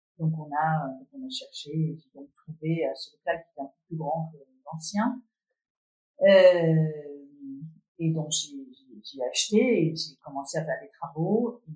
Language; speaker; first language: French; non-native, fluent; Danish